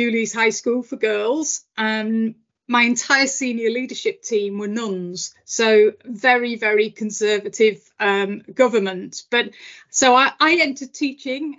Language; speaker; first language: English; native; English